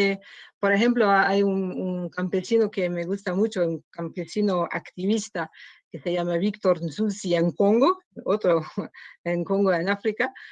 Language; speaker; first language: Spanish; non-native, learner; French